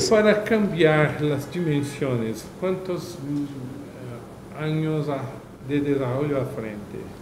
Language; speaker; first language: Spanish; non-native, learner; Portuguese